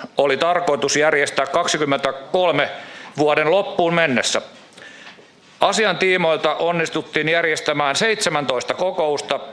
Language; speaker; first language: Finnish; native; Finnish